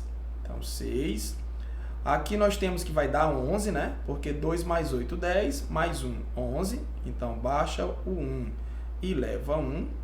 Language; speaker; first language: Portuguese; native; Portuguese